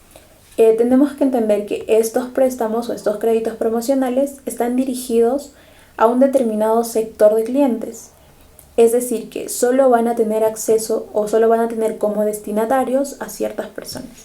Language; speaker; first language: Spanish; native; Spanish